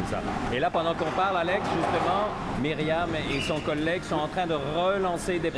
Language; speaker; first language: French; native; French